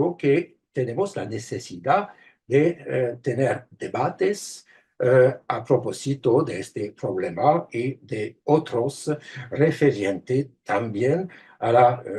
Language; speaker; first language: Spanish; non-native, fluent; French